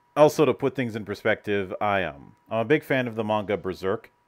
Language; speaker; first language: English; native; English